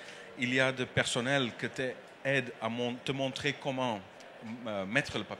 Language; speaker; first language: French; non-native, learner; Dutch